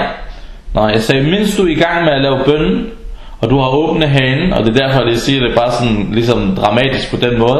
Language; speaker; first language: Danish; early bilingual, other home language; Arabic